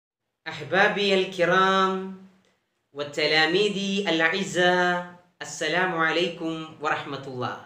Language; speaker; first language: Arabic; non-native, fluent; Malayalam